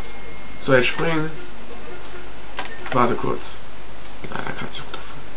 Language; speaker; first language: German; native; German